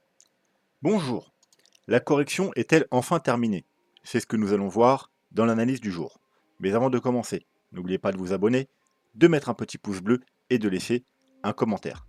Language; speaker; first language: French; native; French